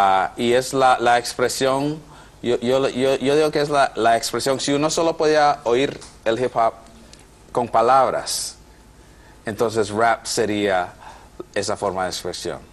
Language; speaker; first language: Spanish; non-native, fluent; English